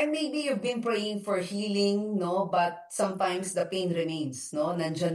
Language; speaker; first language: English; non-native, local second language; Filipino